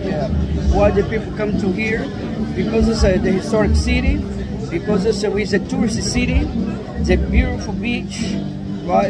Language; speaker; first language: English; non-native, learner; Portuguese